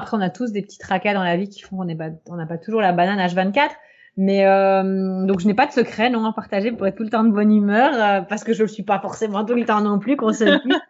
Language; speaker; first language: French; native; French